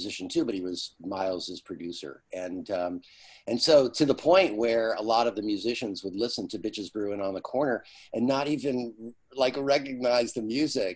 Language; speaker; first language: English; native; English